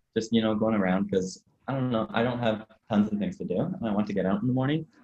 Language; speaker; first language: English; native; English